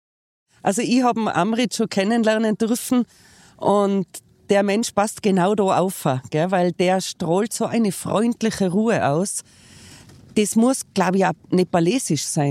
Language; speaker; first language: German; native; German